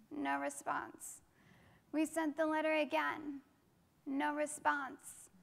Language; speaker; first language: English; native; English